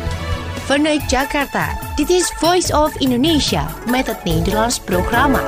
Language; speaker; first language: Dutch; non-native, fluent; Indonesian